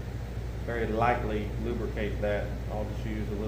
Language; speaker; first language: English; native; English